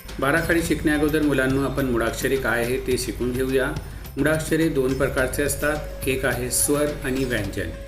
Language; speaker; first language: Marathi; non-native, local second language; Urdu